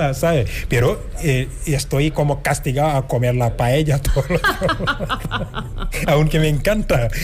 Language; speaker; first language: Spanish; non-native, fluent; Wolof